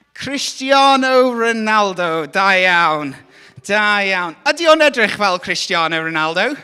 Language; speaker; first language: Welsh; non-native, local second language; English